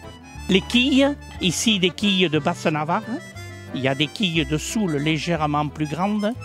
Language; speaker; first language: French; native; French